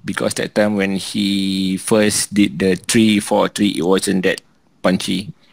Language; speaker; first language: English; non-native, local second language; Malay